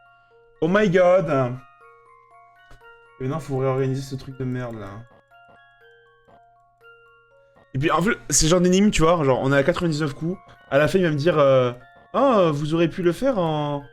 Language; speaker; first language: French; native; French